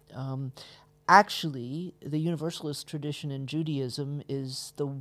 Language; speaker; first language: English; native; English